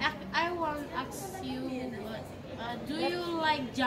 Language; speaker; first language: English; non-native, learner; Indonesian